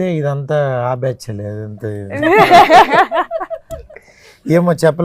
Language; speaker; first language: Telugu; native; Telugu